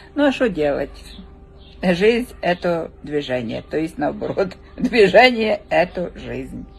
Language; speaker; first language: Russian; non-native, local second language; Ukrainian